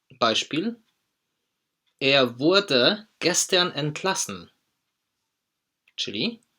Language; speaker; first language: German; non-native, fluent; Polish